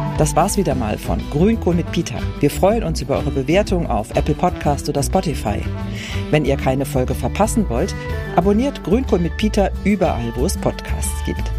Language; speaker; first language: German; native; German